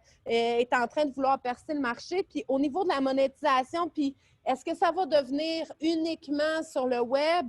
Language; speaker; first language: French; native; French